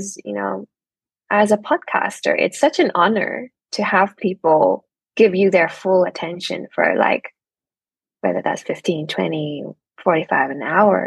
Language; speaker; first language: English; non-native, local second language; Cantonese